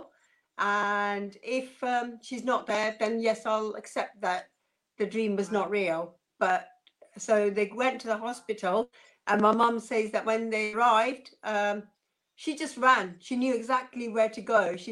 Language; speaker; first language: English; non-native, local second language; Punjabi